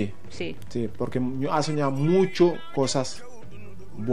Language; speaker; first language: Spanish; non-native, learner; Wolof